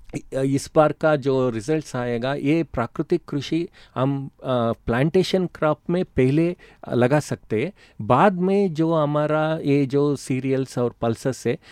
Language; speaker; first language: Hindi; non-native, local second language; Kannada